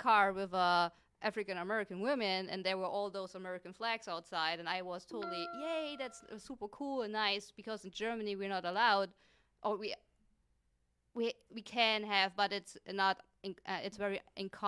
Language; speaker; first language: English; non-native, fluent; German